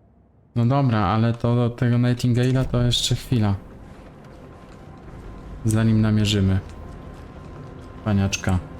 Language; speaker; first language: Polish; native; Polish